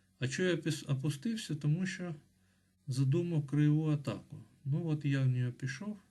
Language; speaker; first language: Ukrainian; non-native, local second language; Russian